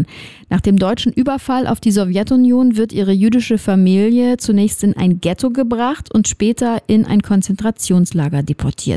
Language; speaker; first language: German; native; German